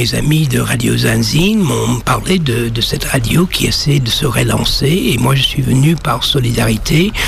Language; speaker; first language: French; non-native, fluent; English